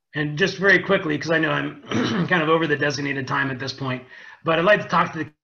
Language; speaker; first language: English; native; English